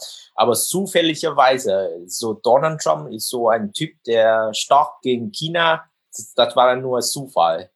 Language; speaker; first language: German; non-native, fluent; Vietnamese